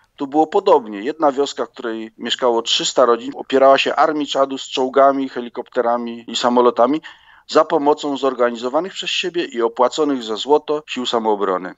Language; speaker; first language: Polish; native; Polish